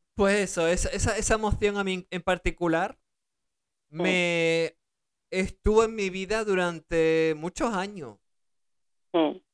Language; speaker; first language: Spanish; early bilingual, other home language; German